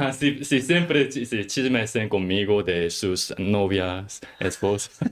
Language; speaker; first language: Spanish; non-native, learner; Korean